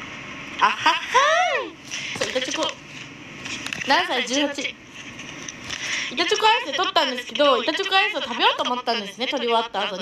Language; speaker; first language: Japanese; native; Japanese